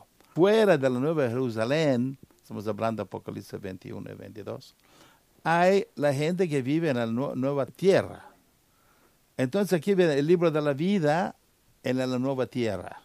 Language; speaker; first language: Spanish; non-native, learner; Italian